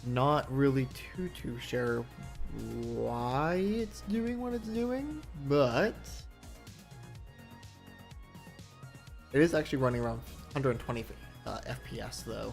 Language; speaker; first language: English; native; English